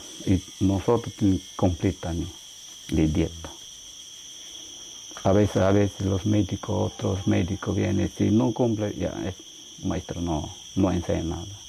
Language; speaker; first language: Spanish; non-native, local second language; Shipibo-Conibo